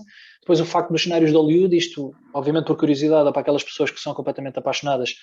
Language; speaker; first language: Portuguese; native; Portuguese